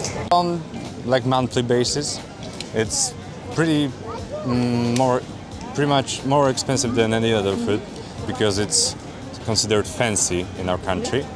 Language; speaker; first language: English; non-native, fluent; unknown